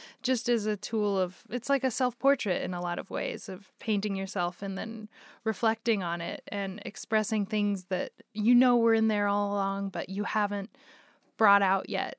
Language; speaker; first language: English; native; English